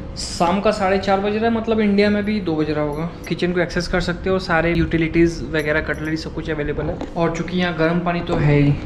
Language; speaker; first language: Hindi; native; Hindi